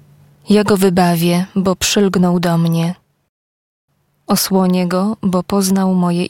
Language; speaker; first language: Polish; native; Polish